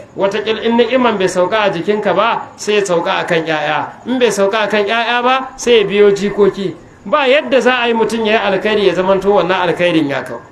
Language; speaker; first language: Hausa; native; Hausa